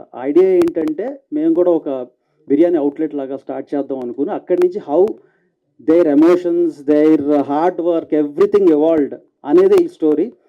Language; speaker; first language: Telugu; native; Telugu